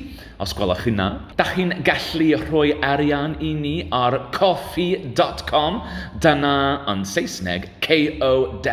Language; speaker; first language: Welsh; non-native, learner; English